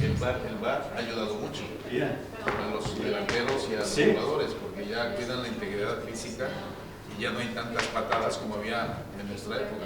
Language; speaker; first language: Spanish; native; Spanish